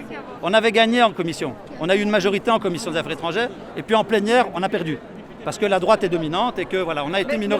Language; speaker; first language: French; native; French